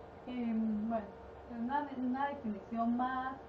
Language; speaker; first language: Spanish; native; Spanish